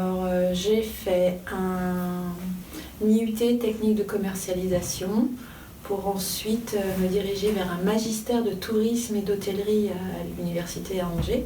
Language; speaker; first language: French; native; French